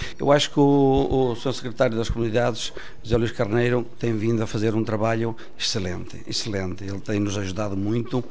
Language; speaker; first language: Portuguese; native; Portuguese